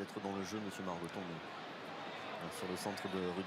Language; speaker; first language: French; native; French